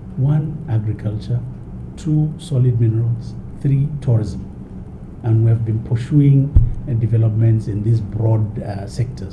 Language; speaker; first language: English; non-native, local second language; Hausa